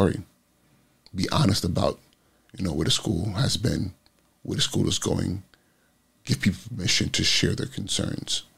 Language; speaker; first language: English; native; English